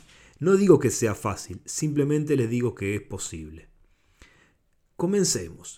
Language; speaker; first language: Spanish; native; Spanish